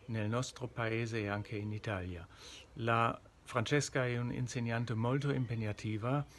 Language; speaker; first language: Italian; non-native, learner; German